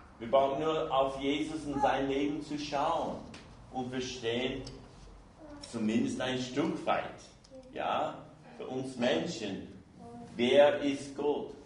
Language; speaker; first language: German; non-native, fluent; English